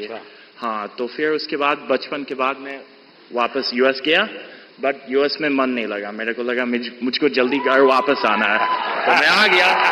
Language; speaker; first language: Hindi; non-native, fluent; English